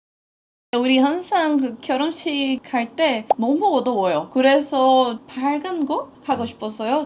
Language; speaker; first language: Korean; non-native, learner; Portuguese